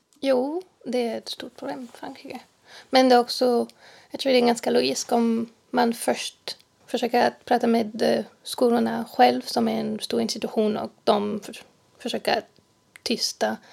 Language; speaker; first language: Swedish; non-native, fluent; French